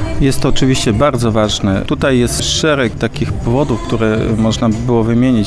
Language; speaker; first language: Polish; native; Polish